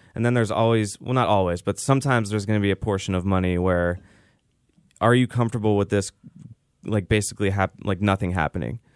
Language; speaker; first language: English; native; English